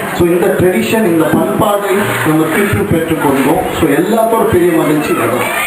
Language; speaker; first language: Tamil; non-native, local second language; Marwari